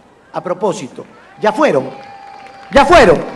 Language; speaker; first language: Spanish; native; Spanish